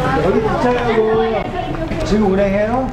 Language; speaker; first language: Korean; native; Korean